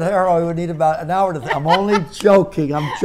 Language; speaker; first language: English; native; English